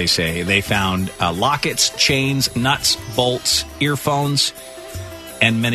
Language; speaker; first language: English; native; English